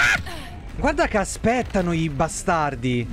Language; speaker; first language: Italian; native; Italian